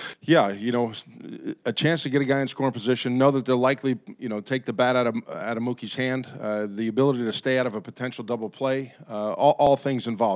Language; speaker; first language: English; native; English